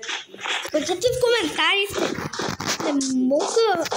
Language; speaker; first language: Bulgarian; early bilingual, heritage; Bulgarian